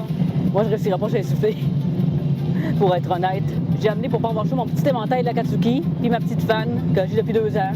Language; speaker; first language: French; native; French